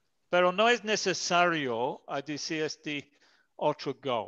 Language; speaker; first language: Spanish; non-native, fluent; English